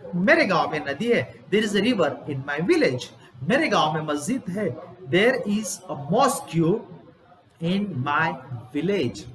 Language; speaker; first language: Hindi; non-native, local second language; Gujarati